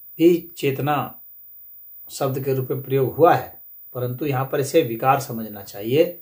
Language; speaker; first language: Hindi; native; Hindi